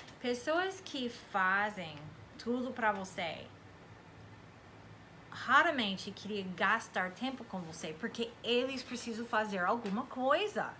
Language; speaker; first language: Portuguese; non-native, fluent; English